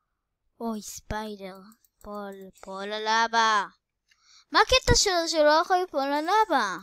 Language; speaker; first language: Hebrew; native; Hebrew